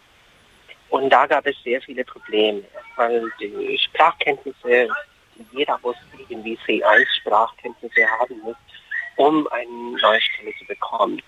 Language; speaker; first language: German; non-native, fluent; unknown